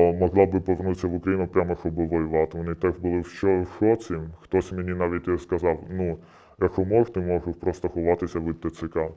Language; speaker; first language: Ukrainian; early bilingual, heritage; Ukrainian